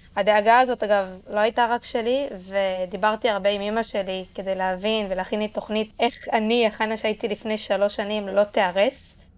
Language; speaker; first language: Hebrew; native; Hebrew